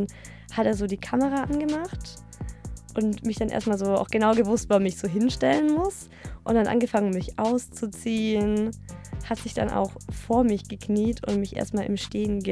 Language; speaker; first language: German; native; German